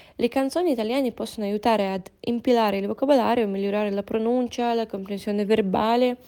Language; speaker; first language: Italian; non-native, fluent; Russian